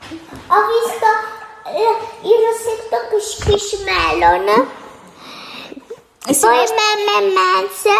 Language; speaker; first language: Italian; early bilingual, other home language; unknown